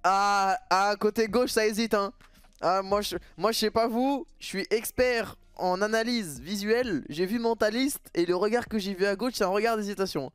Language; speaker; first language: French; native; French